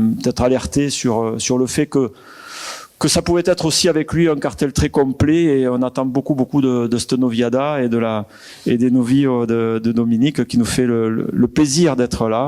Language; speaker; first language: French; native; French